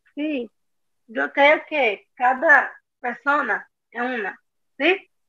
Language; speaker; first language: Spanish; non-native, learner; Portuguese